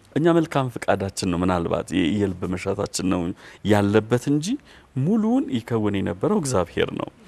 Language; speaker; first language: Amharic; native; Amharic